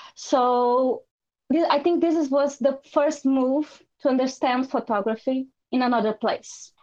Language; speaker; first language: English; non-native, fluent; Portuguese